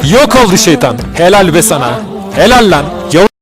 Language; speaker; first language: Turkish; native; Turkish